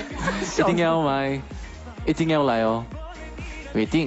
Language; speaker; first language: Chinese; non-native, learner; Korean